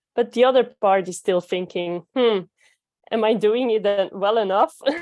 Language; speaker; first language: English; non-native, fluent; Dutch